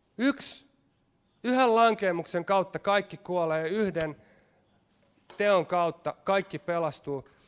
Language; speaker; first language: Finnish; native; Finnish